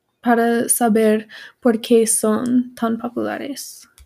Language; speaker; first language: Spanish; non-native, learner; English